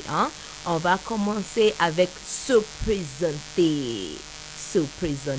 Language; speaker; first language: French; non-native, fluent; Yoruba